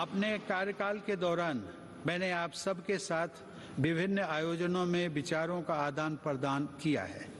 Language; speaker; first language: Hindi; native; Hindi